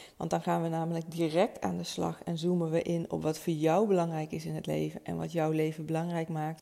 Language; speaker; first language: Dutch; native; Dutch